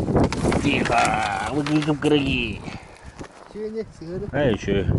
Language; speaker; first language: Russian; non-native, local second language; Yakut